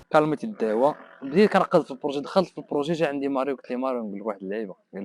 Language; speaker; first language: Arabic; native; Arabic